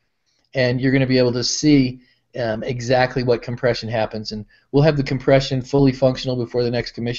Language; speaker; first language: English; native; English